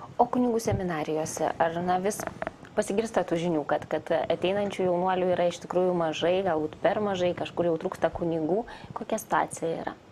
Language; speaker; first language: Lithuanian; native; Lithuanian